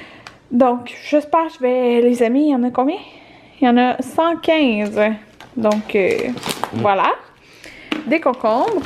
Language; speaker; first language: French; native; French